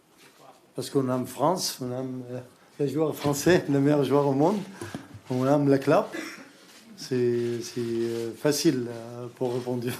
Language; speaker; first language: French; non-native, learner; Arabic